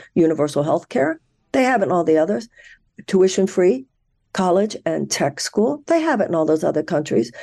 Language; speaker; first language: English; native; English